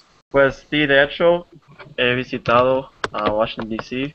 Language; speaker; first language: Spanish; non-native, fluent; English